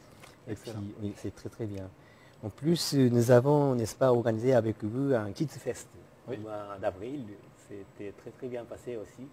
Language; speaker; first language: French; non-native, fluent; Japanese